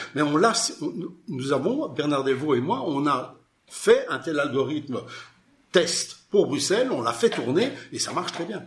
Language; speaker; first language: French; native; French